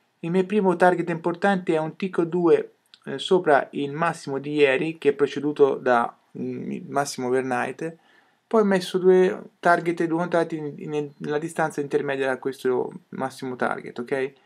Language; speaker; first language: Italian; native; Italian